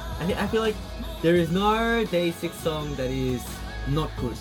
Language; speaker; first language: English; early bilingual, other home language; Korean